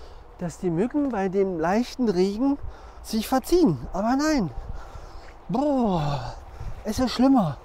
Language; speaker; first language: German; native; German